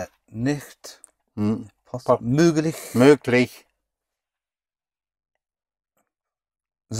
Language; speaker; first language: German; non-native, learner; English